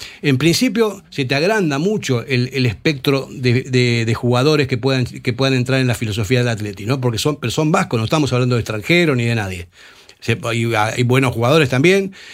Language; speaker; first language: Spanish; native; Spanish